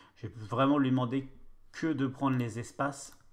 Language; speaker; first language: French; native; French